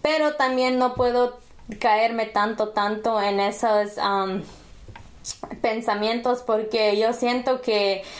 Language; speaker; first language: Spanish; early bilingual, heritage; Spanish